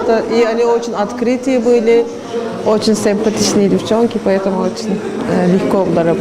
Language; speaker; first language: Russian; non-native, learner; Turkish